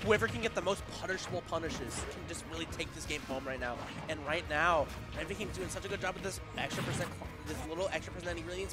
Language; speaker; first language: English; native; English